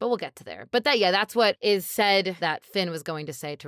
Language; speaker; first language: English; native; English